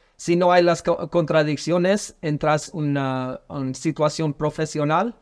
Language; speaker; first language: Spanish; non-native, learner; English